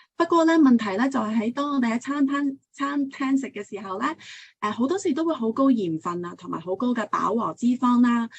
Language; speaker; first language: Cantonese; early bilingual, heritage; Cantonese